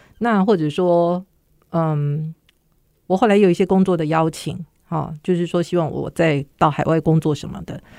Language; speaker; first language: Chinese; native; Chinese